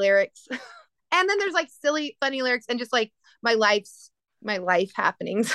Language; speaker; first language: English; native; English